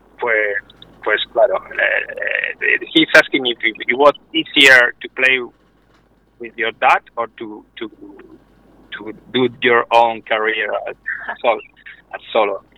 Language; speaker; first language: English; non-native, learner; Spanish